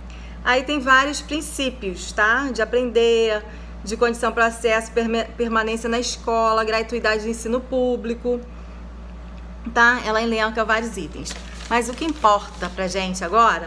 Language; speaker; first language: Portuguese; native; Portuguese